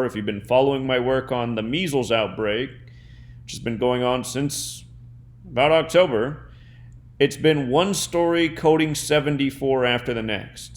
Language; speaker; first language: English; native; English